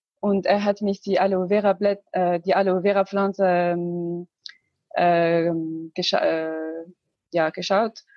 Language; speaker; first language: German; non-native, learner; Arabic